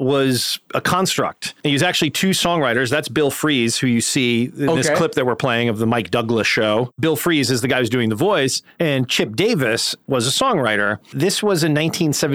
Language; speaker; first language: English; native; English